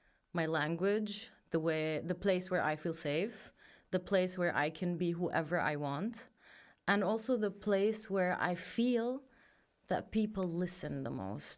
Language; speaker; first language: English; non-native, fluent; German